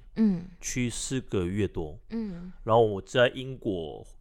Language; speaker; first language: Chinese; non-native, fluent; Korean